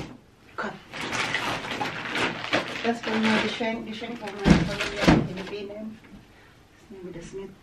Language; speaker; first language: German; non-native, learner; Filipino